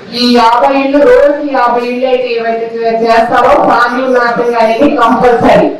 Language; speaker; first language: Telugu; native; Telugu